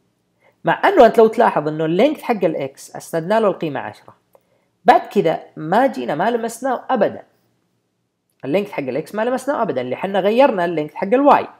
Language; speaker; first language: Arabic; native; Arabic